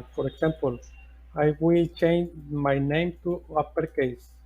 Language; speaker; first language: English; non-native, learner; Spanish